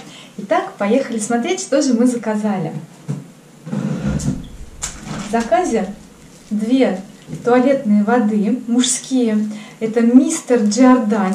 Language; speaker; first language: Russian; native; Russian